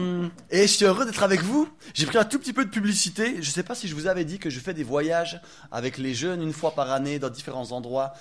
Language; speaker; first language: French; native; French